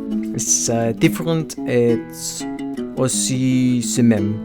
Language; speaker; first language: French; non-native, learner; English